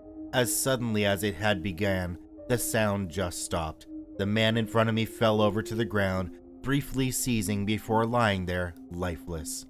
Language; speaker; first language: English; native; English